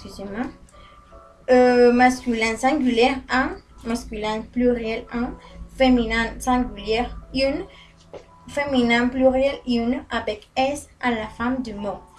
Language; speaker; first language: French; non-native, learner; Spanish